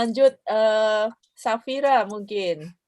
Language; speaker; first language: Indonesian; native; Indonesian